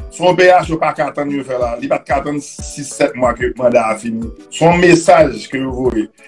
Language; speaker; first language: French; non-native, local second language; Haitian Creole